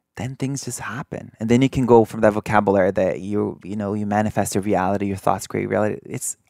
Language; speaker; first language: English; early bilingual, other home language; Portuguese